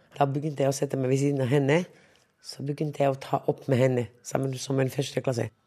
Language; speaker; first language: Norwegian; non-native, local second language; Romany